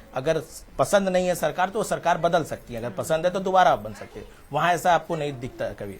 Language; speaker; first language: Hindi; native; Hindi